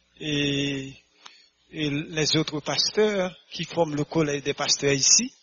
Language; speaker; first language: French; non-native, local second language; Haitian Creole